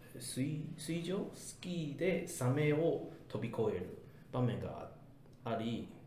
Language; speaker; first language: Japanese; non-native, fluent; English